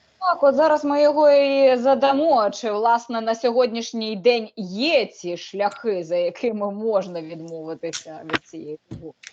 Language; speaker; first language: Ukrainian; native; Ukrainian